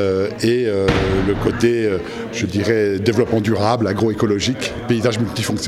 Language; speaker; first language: French; native; French